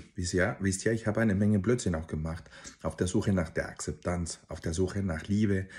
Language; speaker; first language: German; non-native, fluent; Spanish